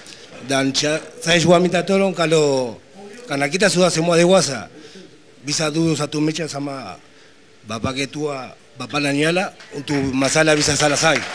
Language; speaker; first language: Indonesian; non-native, learner; Spanish